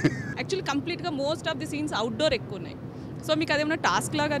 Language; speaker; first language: Telugu; native; Telugu